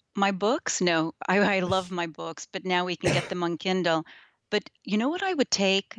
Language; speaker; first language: English; early bilingual, other home language; Yiddish